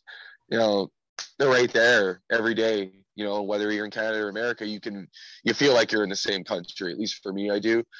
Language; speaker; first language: English; native; English